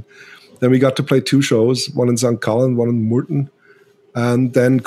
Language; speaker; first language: English; non-native, fluent; Swiss German